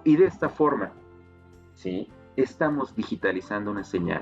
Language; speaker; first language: Spanish; native; Spanish